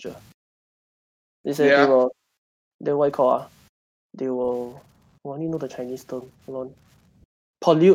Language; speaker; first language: English; non-native, local second language; Chinese